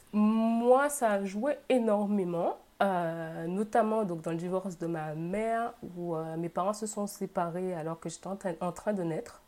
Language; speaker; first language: French; native; French